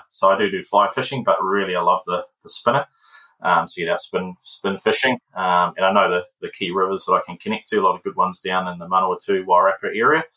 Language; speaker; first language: English; native; English